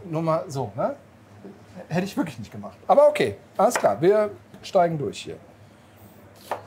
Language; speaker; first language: German; native; German